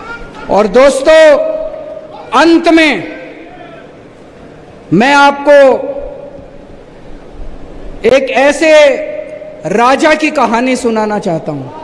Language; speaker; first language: Hindi; native; Hindi